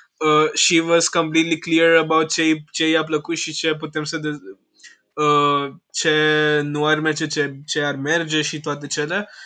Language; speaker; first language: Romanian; non-native, fluent; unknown